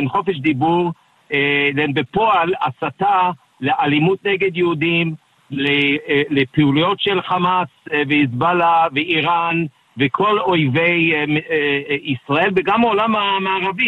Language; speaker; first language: Hebrew; non-native, fluent; English